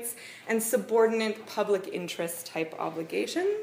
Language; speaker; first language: English; native; English